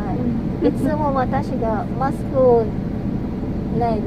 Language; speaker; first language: Japanese; non-native, learner; Filipino